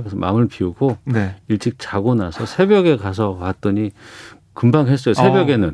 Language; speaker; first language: Korean; native; Korean